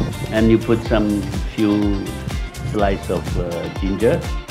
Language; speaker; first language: English; non-native, fluent; Indonesian